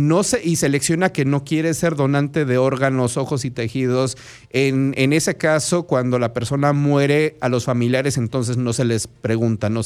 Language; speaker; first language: Spanish; native; Spanish